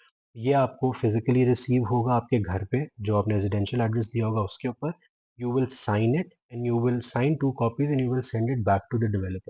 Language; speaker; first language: Hindi; non-native, local second language; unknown